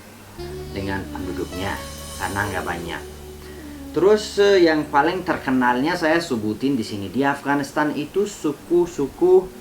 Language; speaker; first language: Indonesian; non-native, fluent; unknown